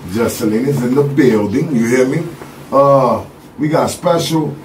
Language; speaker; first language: English; early bilingual, other home language; Spanish